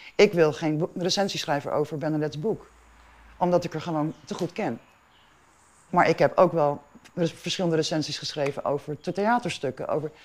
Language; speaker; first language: Dutch; non-native, local second language; Papiamento